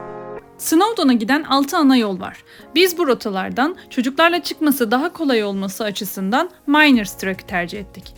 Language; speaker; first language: Turkish; native; Turkish